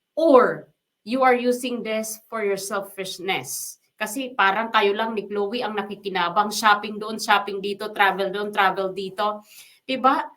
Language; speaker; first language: Filipino; non-native, local second language; Waray